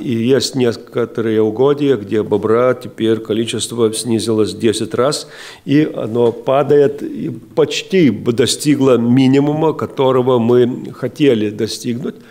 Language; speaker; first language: Russian; non-native, local second language; Lithuanian